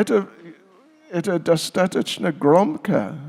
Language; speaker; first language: Russian; non-native, learner; English